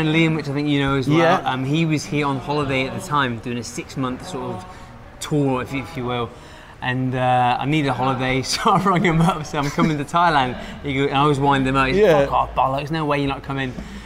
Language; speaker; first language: English; native; English